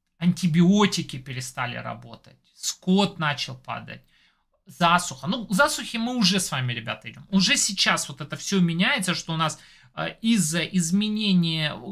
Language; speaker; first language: Russian; native; Russian